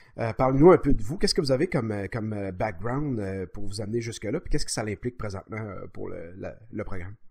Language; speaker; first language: French; native; French